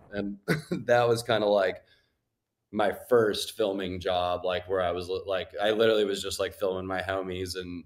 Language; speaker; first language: English; native; English